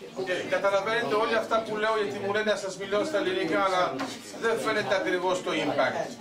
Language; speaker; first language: Greek; early bilingual, heritage; Greek